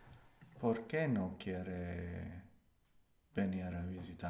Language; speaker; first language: Spanish; non-native, learner; English